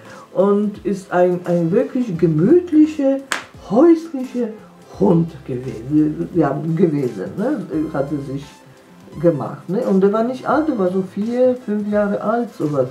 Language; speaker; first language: German; non-native, fluent; Polish